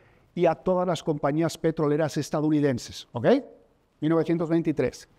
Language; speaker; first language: Spanish; native; Spanish